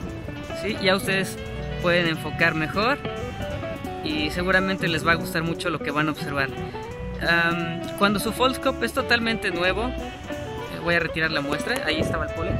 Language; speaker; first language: Spanish; native; Spanish